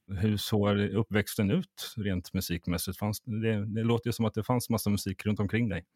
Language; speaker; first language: Swedish; native; Swedish